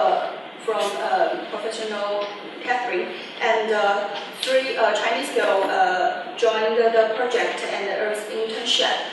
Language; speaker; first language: English; non-native, learner; Chinese